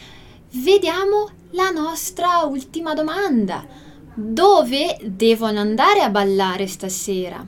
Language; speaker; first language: Italian; non-native, fluent; Portuguese